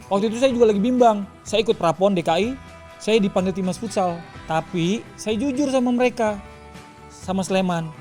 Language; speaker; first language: Indonesian; native; Indonesian